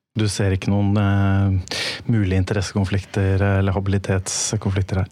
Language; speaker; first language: Norwegian; native; Norwegian